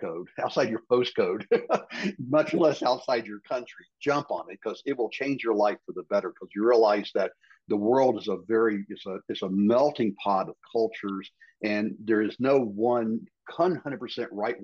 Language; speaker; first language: English; native; English